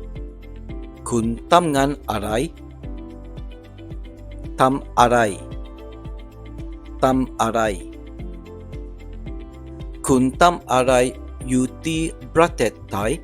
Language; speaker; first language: Thai; non-native, learner; English